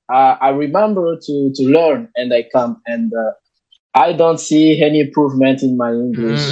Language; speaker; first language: English; non-native, learner; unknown